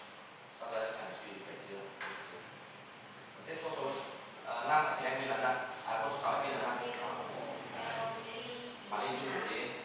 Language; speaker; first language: Chinese; non-native, fluent; Vietnamese